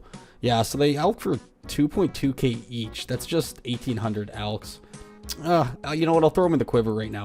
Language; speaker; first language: English; native; English